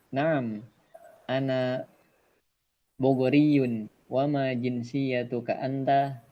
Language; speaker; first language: Arabic; non-native, learner; Indonesian